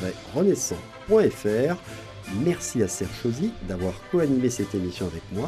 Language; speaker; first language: French; native; French